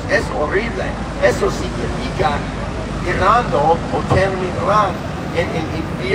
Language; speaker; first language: Spanish; non-native, learner; English